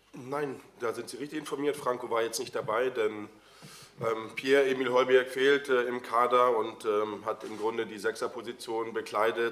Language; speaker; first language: German; native; German